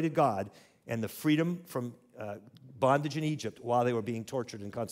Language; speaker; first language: English; native; English